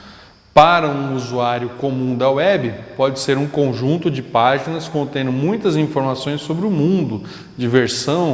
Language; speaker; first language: Portuguese; native; Portuguese